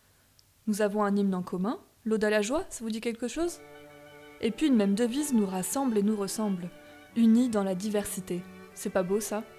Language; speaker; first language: French; native; French